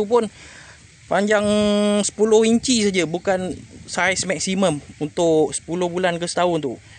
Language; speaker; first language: Malay; native; Malay